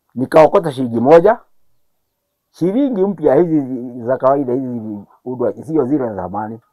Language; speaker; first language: Swahili; non-native, local second language; Kikuyu